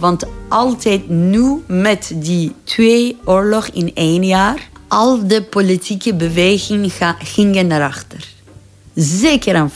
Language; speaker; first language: Dutch; non-native, fluent; Persian